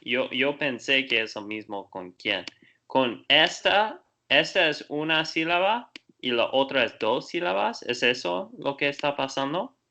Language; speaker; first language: Spanish; non-native, learner; Portuguese